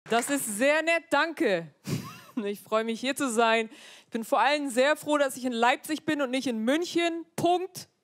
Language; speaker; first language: German; early bilingual, other home language; Turkish